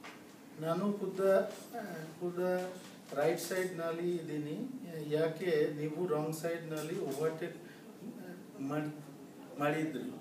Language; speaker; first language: Kannada; non-native, learner; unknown